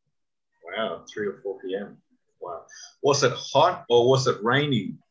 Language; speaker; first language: English; non-native, fluent; Spanish